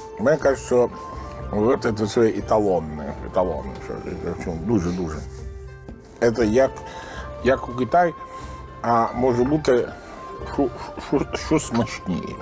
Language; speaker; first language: Ukrainian; non-native, learner; Italian